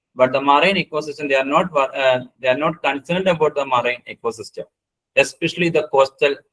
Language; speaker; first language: English; non-native, local second language; Malayalam